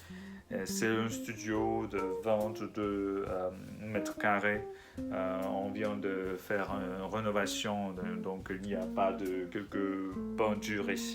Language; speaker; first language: French; non-native, learner; Russian